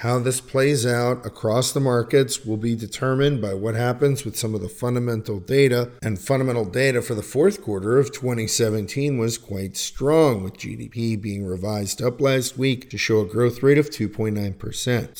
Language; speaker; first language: English; native; English